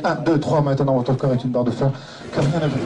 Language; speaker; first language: French; native; French